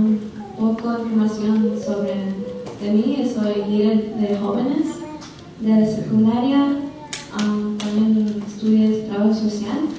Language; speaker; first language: Spanish; early bilingual, heritage; Spanish